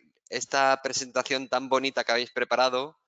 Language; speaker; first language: Spanish; native; Spanish